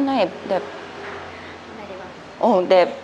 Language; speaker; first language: Vietnamese; non-native, learner; Japanese